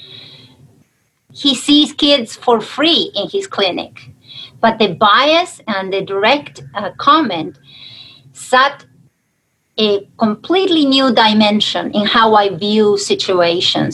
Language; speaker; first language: English; non-native, fluent; Spanish